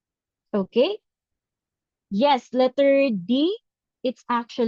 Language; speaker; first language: Filipino; native; Filipino